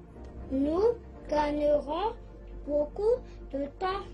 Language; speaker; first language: French; non-native, local second language; Malagasy